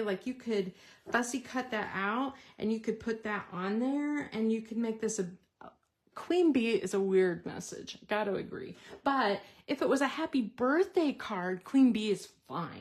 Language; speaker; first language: English; native; English